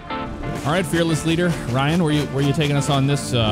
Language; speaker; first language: English; native; English